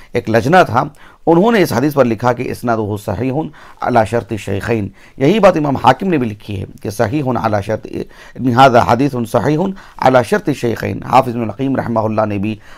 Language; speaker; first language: Urdu; native; Urdu